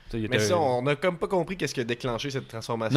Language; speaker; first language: French; native; French